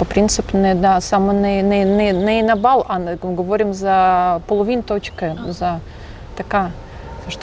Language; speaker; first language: Bulgarian; non-native, fluent; Russian